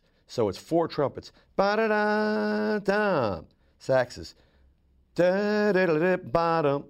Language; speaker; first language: English; native; English